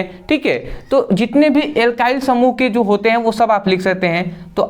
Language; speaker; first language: Hindi; native; Hindi